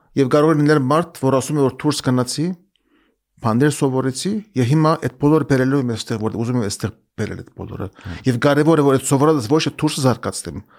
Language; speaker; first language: Armenian; early bilingual, heritage; Armenian